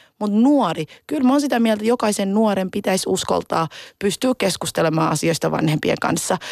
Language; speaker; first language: Finnish; early bilingual, other home language; Somali